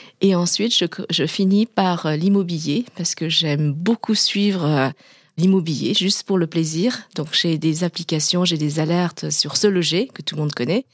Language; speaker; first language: French; early bilingual, other home language; Vietnamese